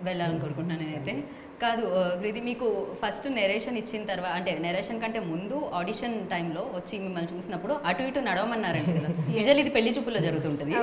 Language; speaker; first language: Telugu; native; Telugu